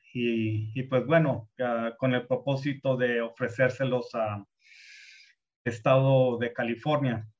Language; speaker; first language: Spanish; early bilingual, heritage; Spanish